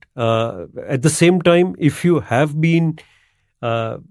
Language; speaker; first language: English; non-native, local second language; Gujarati